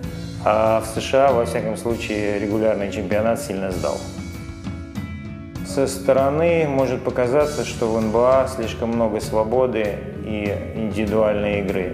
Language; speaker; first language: Russian; native; Russian